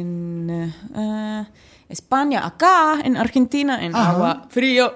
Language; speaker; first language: Spanish; non-native, learner; Finnish